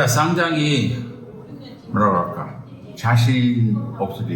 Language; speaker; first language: Korean; non-native, fluent; English